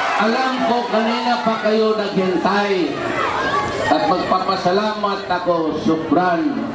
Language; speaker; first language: Filipino; non-native, local second language; Cebuano